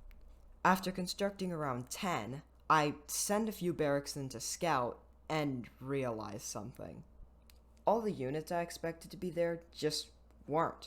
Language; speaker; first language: English; native; English